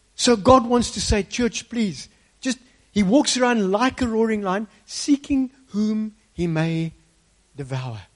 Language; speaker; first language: English; native; English